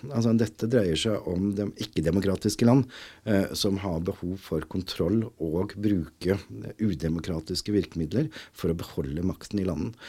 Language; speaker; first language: Norwegian; native; Norwegian